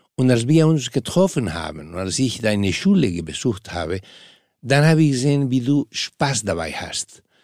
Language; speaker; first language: German; non-native, fluent; Spanish